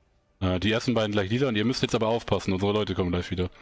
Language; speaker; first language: German; native; German